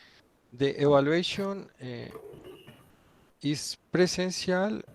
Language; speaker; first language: English; non-native, learner; Spanish